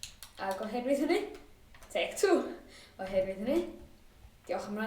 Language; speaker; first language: Welsh; native; Welsh